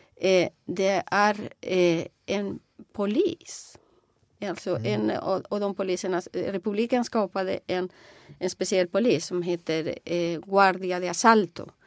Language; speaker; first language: Swedish; non-native, fluent; Spanish